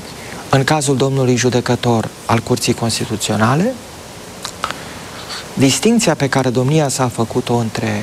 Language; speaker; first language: Romanian; native; Romanian